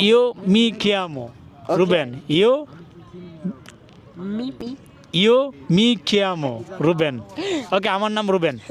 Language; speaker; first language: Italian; non-native, learner; Bangla